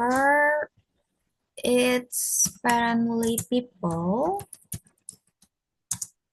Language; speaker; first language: English; non-native, fluent; Indonesian